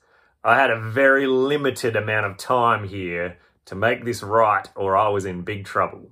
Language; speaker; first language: English; native; English